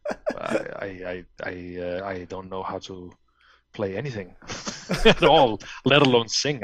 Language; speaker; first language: English; non-native, fluent; Danish